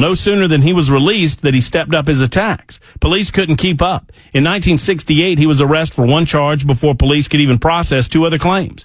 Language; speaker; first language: English; native; English